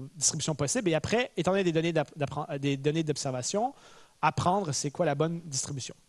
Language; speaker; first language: French; native; French